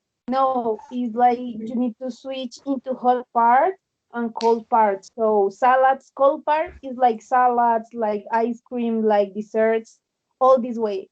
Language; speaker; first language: English; non-native, learner; Spanish